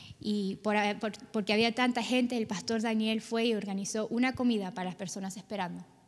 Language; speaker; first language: Spanish; non-native, fluent; English